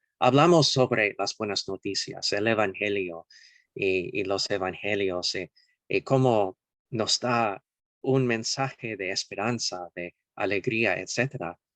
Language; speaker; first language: Spanish; non-native, fluent; English